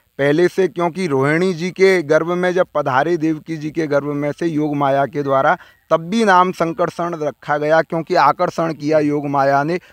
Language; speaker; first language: Hindi; native; Hindi